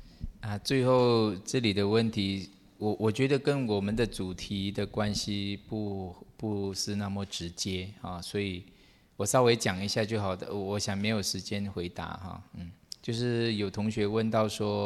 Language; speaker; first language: Chinese; native; Chinese